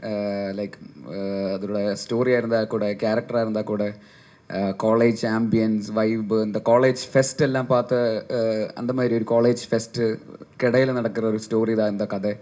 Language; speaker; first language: Tamil; non-native, local second language; Malayalam